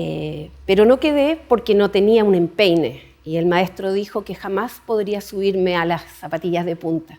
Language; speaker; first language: Spanish; native; Spanish